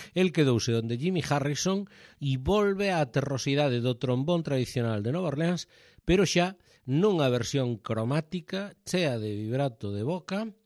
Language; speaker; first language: Galician; native; Galician